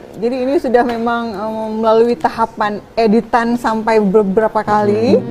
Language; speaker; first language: Indonesian; non-native, local second language; Achinese